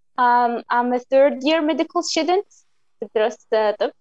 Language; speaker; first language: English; non-native, local second language; Arabic